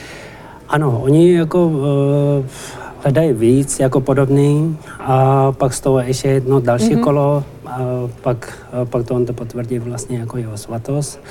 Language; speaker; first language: Czech; non-native, learner; Tibetan